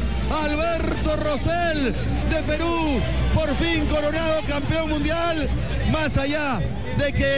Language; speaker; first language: Spanish; native; Spanish